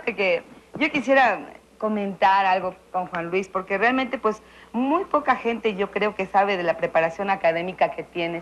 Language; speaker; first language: Spanish; native; Spanish